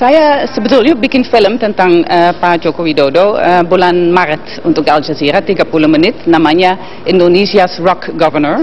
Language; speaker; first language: Indonesian; non-native, fluent; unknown